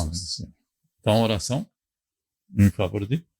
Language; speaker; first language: Portuguese; native; Portuguese